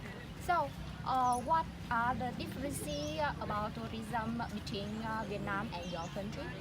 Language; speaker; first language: English; non-native, learner; Vietnamese